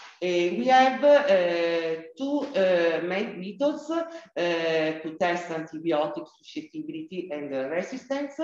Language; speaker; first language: English; non-native, learner; Italian